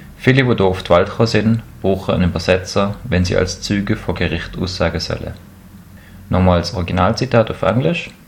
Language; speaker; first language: German; native; German